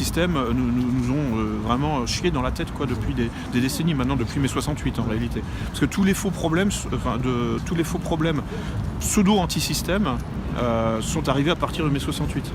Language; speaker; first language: French; native; French